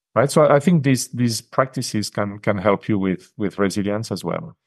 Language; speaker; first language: English; non-native, fluent; French